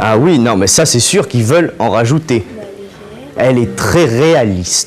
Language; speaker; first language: French; native; French